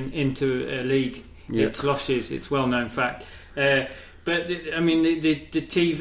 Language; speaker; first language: English; native; English